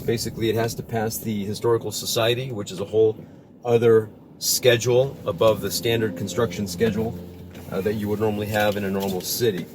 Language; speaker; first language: English; native; English